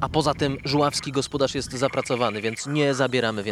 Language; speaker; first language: Polish; native; Polish